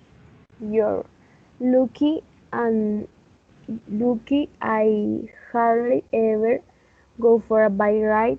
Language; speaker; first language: English; non-native, learner; Spanish